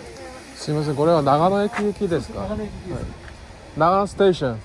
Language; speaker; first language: Japanese; non-native, learner; Korean